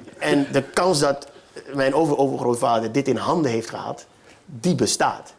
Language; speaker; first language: Dutch; native; Dutch